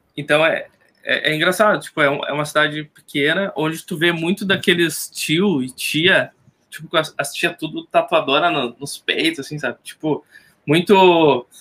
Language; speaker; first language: Portuguese; native; Portuguese